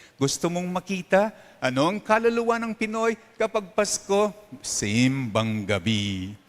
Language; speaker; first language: Filipino; non-native, local second language; Pampanga